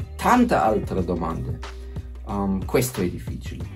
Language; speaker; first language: Italian; non-native, fluent; German